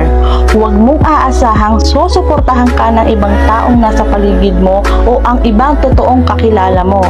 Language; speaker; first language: Filipino; native; Filipino